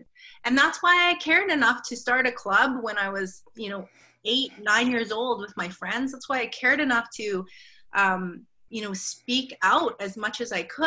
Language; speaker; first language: English; native; English